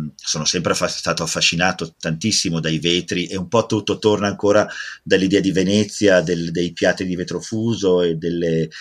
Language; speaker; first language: Italian; native; Italian